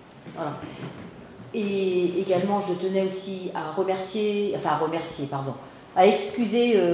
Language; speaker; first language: French; native; French